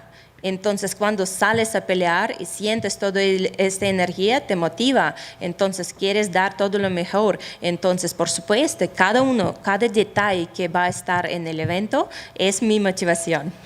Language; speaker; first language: Spanish; non-native, fluent; Russian